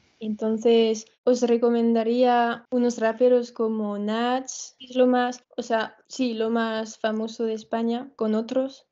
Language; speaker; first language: Spanish; non-native, fluent; French